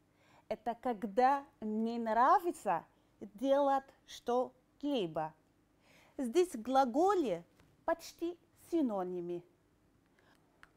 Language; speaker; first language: Russian; non-native, fluent; Arabic